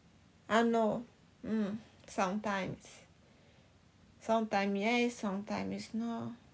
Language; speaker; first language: English; non-native, learner; Portuguese